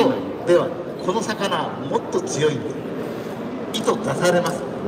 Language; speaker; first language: Japanese; native; Japanese